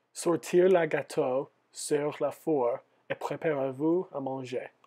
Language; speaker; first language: French; non-native, learner; English